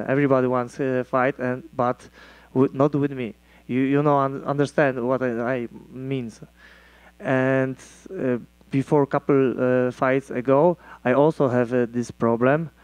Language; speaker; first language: English; non-native, learner; Polish